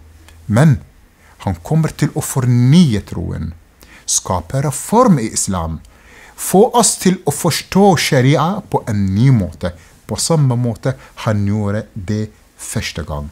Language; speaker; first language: Norwegian; non-native, fluent; Arabic